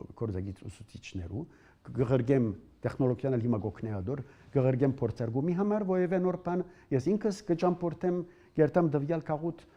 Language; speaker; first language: Armenian; early bilingual, heritage; Armenian